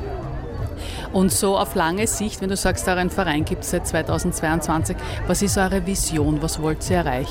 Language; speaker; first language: German; native; German